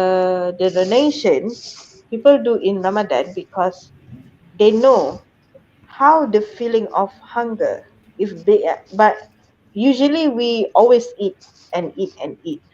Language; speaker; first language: English; non-native, fluent; Malay